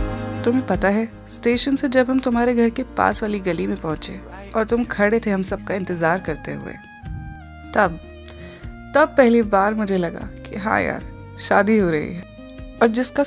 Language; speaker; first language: Hindi; native; Hindi